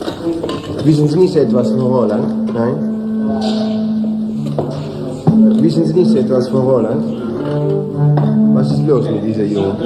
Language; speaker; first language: German; non-native, learner; Italian